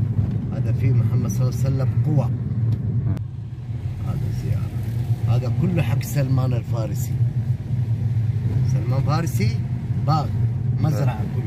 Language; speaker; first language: Arabic; non-native, learner; Urdu